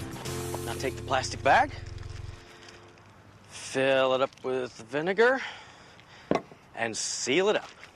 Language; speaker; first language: English; native; English